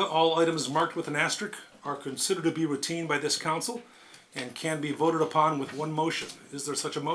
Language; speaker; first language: English; native; English